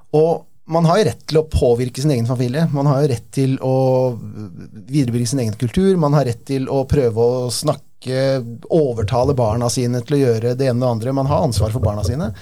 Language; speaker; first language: Norwegian; native; Norwegian